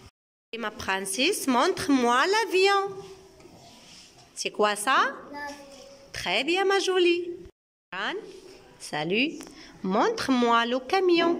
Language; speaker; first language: French; non-native, local second language; Arabic